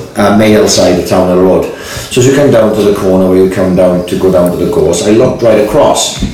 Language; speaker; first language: English; native; English